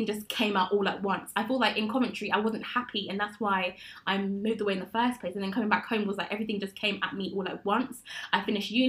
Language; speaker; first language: English; native; English